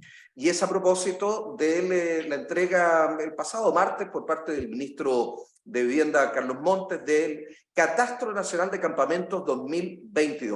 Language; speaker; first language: Spanish; native; Spanish